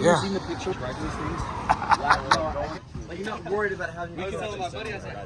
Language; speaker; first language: English; native; English